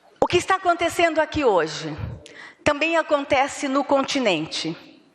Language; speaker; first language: Portuguese; native; Portuguese